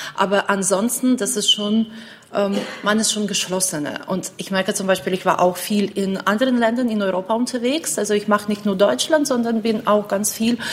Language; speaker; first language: German; non-native, fluent; Ukrainian